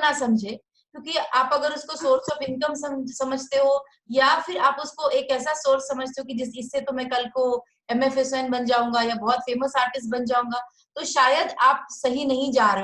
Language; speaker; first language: Hindi; native; Hindi